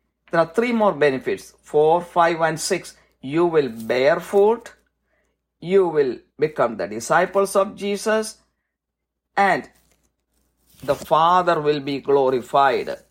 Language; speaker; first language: English; non-native, local second language; Malayalam